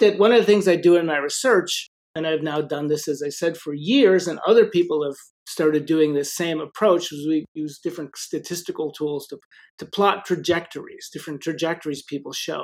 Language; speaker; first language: English; native; English